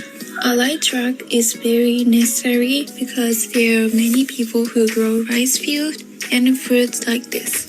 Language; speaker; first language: English; non-native, learner; Japanese